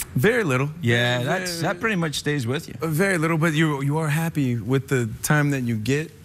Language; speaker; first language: English; native; English